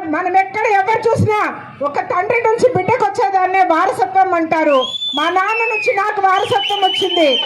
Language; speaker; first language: Telugu; native; Telugu